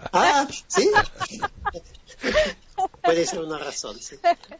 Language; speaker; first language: Spanish; non-native, fluent; French